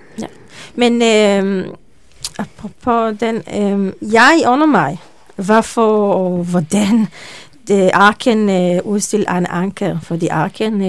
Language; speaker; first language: Danish; non-native, learner; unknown